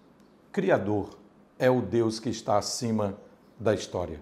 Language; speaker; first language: Portuguese; native; Portuguese